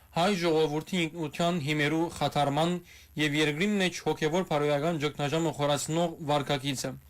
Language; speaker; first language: Armenian; early bilingual, heritage; Armenian